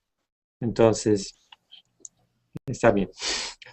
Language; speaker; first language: Spanish; non-native, fluent; English